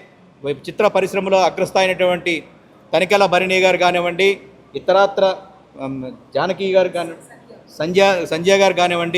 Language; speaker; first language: Telugu; native; Telugu